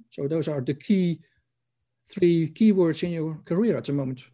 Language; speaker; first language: English; non-native, learner; Dutch